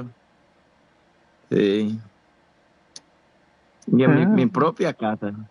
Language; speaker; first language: Spanish; non-native, fluent; Haitian Creole